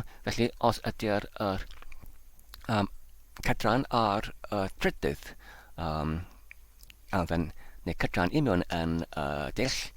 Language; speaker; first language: Welsh; non-native, learner; English